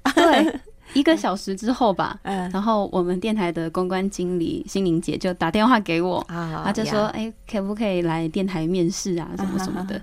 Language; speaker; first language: Chinese; native; Chinese